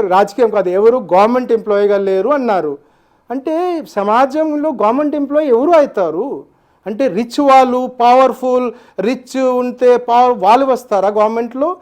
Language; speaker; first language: Telugu; non-native, fluent; Hindi